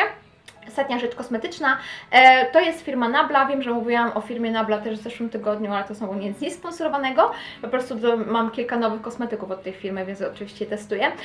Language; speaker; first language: Polish; native; Polish